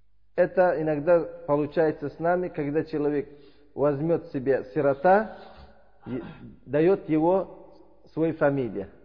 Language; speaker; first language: Russian; non-native, learner; Uzbek